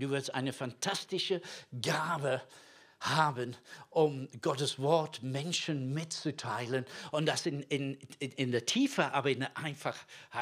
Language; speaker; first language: German; non-native, fluent; English